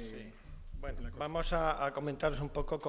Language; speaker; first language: Spanish; native; Spanish